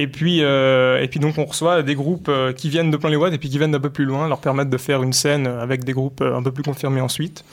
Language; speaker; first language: French; native; French